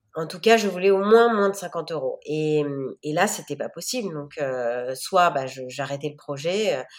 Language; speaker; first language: French; native; French